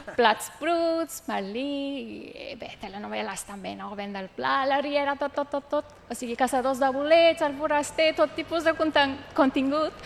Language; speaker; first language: Catalan; non-native, fluent; Turkish